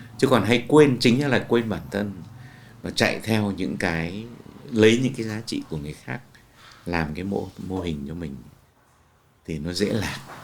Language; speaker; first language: Vietnamese; native; Vietnamese